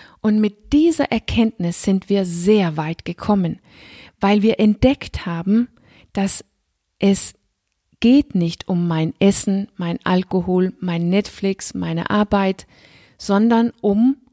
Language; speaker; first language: German; non-native, fluent; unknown